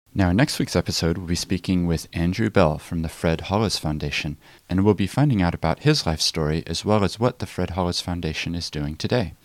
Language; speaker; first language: English; native; English